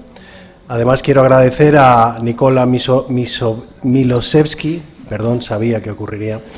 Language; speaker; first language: Spanish; native; Spanish